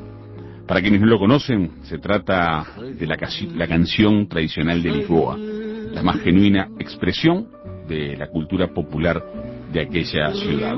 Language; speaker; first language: Spanish; native; Spanish